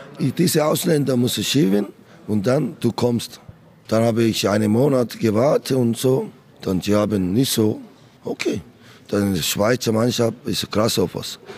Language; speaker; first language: German; non-native, learner; Korean